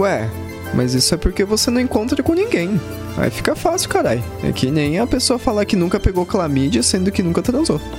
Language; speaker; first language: Portuguese; native; Portuguese